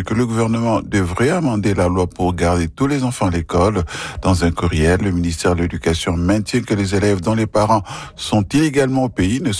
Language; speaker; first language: French; non-native, local second language; Swahili